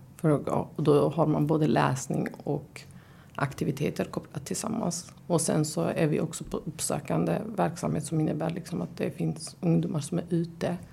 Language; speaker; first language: Swedish; early bilingual, other home language; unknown